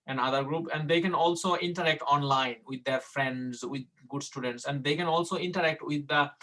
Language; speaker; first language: English; non-native, local second language; Bangla